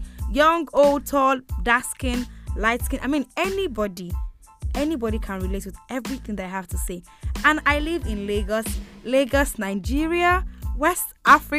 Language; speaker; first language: English; non-native, local second language; Igbo